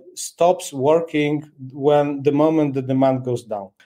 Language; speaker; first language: English; non-native, fluent; Polish